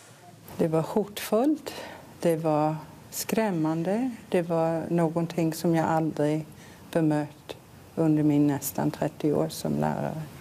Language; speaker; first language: Swedish; non-native, fluent; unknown